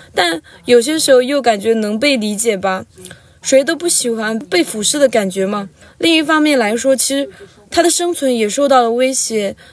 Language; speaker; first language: Chinese; non-native, local second language; Tibetan